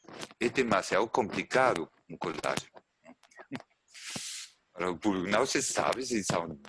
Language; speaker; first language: Portuguese; non-native, learner; German